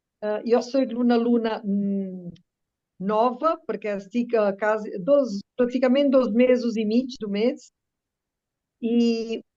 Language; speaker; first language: Catalan; early bilingual, heritage; Catalan